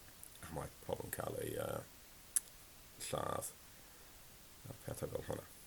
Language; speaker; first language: Welsh; non-native, learner; English